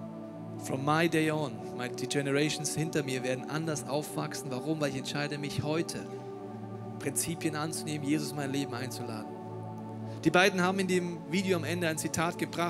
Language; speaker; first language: German; native; German